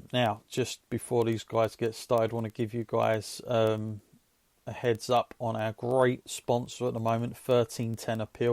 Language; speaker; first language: English; native; English